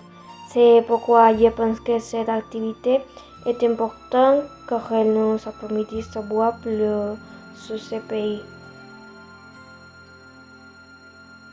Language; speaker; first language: French; non-native, learner; Spanish